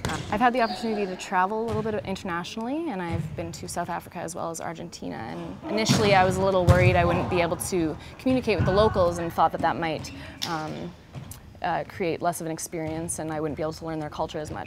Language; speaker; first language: English; native; English